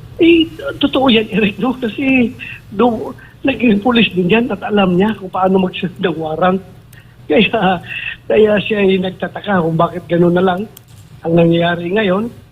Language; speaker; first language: Filipino; non-native, local second language; Cebuano